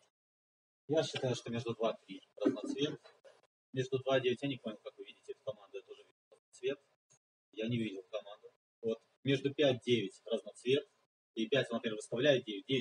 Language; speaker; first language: Russian; native; Russian